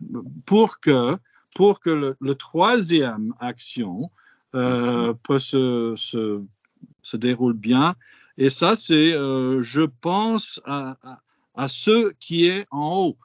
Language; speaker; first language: French; non-native, fluent; English